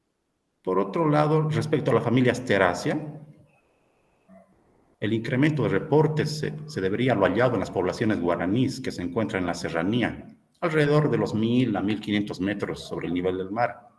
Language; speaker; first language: Spanish; native; Spanish